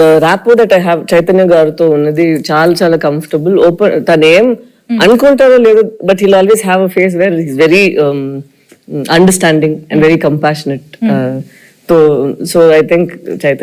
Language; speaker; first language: Telugu; non-native, fluent; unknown